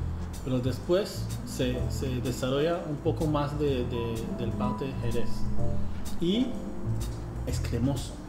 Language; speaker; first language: Spanish; non-native, fluent; English